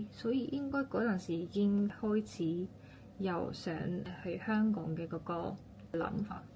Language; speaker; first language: Cantonese; non-native, fluent; Japanese